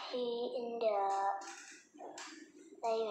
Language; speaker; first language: English; non-native, learner; Vietnamese